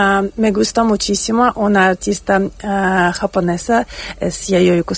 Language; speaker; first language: Spanish; non-native, fluent; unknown